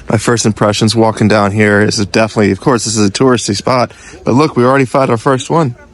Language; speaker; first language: English; native; English